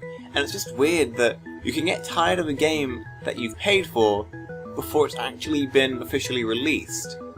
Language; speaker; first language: English; native; English